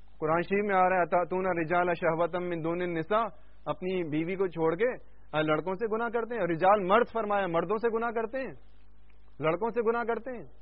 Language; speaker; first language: Urdu; native; Urdu